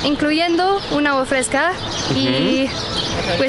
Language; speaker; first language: Spanish; non-native, learner; English